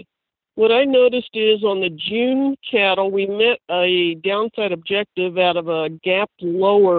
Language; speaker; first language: English; native; English